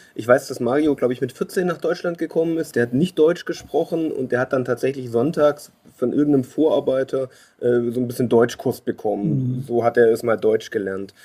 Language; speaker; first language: German; native; German